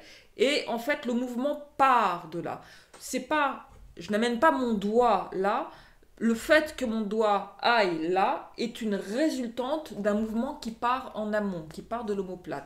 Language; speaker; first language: French; native; French